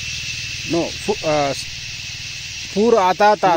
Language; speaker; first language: Hindi; non-native, local second language; Telugu